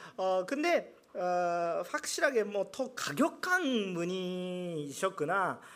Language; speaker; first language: Korean; non-native, fluent; Japanese